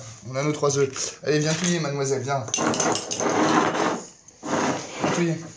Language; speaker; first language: French; native; French